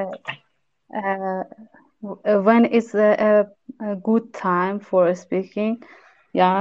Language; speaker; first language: English; non-native, learner; Persian